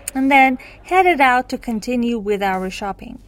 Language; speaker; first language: English; non-native, fluent; Persian